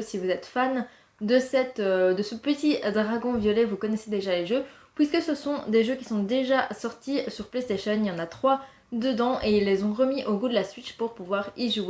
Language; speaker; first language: French; native; French